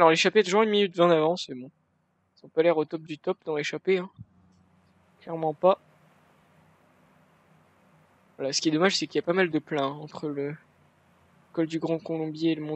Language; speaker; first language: French; native; French